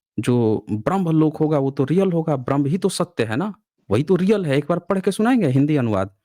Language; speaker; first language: Hindi; native; Hindi